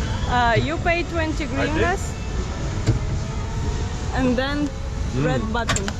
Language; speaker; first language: English; non-native, fluent; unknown